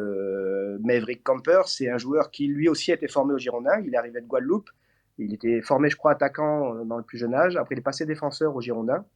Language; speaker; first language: French; native; French